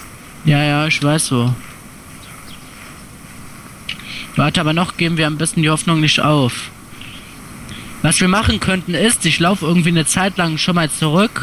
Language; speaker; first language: German; native; German